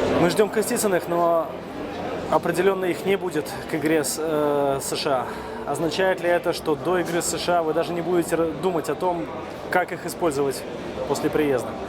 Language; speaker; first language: Russian; native; Russian